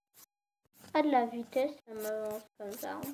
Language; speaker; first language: French; native; French